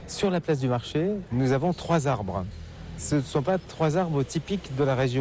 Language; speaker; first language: French; native; French